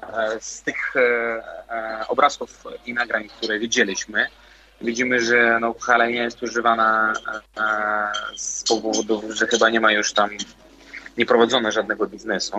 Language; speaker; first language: Polish; non-native, fluent; Belarusian